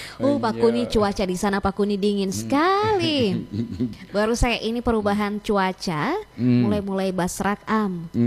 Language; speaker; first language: Indonesian; native; Indonesian